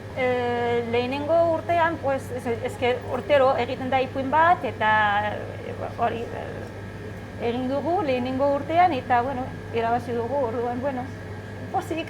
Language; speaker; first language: Basque; non-native, learner; Arabic